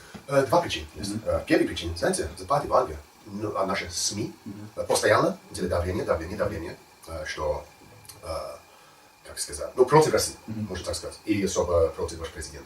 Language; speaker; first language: Russian; non-native, learner; English